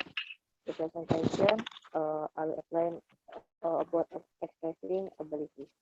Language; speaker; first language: English; non-native, learner; Indonesian